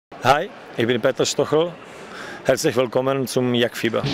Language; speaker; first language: German; non-native, fluent; Czech